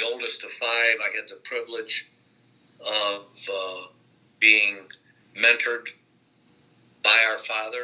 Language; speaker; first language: English; native; English